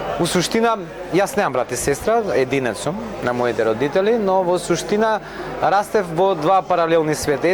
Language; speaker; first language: Macedonian; non-native, local second language; Romany